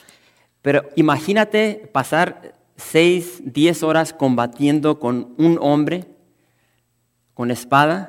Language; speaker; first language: Spanish; native; Spanish